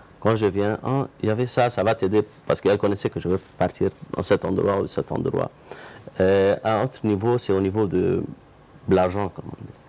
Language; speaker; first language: French; non-native, fluent; Arabic